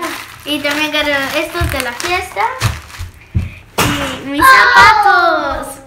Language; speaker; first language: Spanish; early bilingual, heritage; Spanish